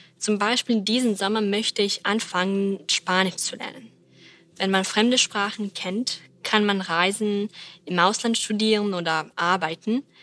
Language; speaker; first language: German; non-native, learner; Serbian